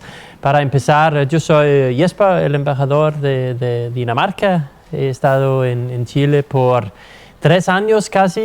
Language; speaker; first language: Spanish; non-native, fluent; Danish